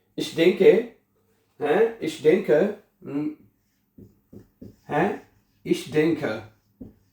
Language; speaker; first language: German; non-native, fluent; Urdu